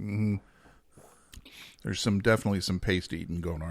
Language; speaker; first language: English; native; English